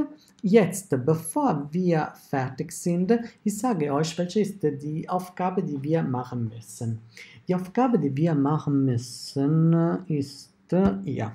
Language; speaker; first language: German; non-native, fluent; Italian